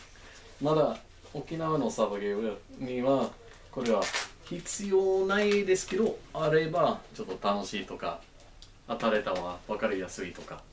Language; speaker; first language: Japanese; non-native, learner; English